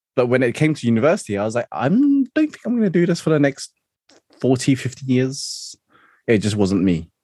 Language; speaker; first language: English; non-native, local second language; Cantonese